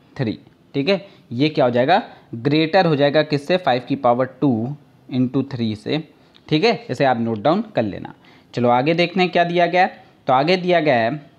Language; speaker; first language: Hindi; native; Hindi